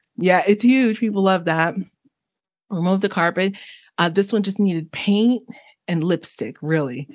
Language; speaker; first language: English; early bilingual, other home language; Haitian Creole